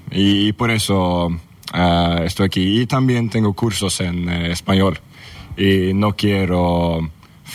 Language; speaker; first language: Spanish; non-native, learner; Swedish